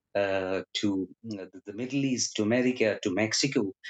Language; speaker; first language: English; non-native, local second language; Malayalam